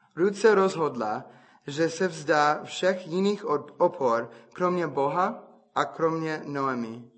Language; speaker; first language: Czech; non-native, fluent; English